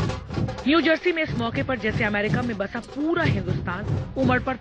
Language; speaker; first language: Hindi; native; Hindi